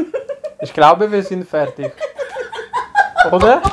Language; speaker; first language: German; non-native, fluent; Italian